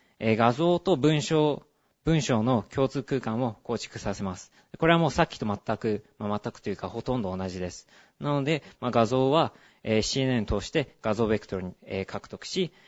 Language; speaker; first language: Japanese; early bilingual, heritage; Japanese